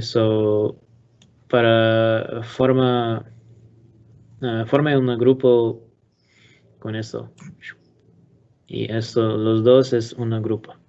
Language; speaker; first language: Spanish; non-native, learner; English